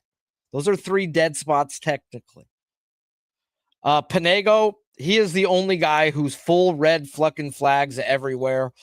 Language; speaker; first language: English; native; English